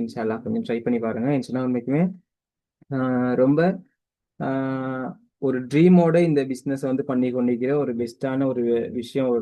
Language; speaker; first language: Tamil; native; Tamil